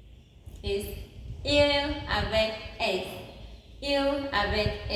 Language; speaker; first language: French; non-native, fluent; English